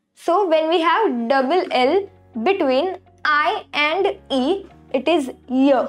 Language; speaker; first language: English; non-native, local second language; Hindi